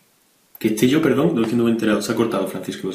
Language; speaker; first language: Spanish; native; Spanish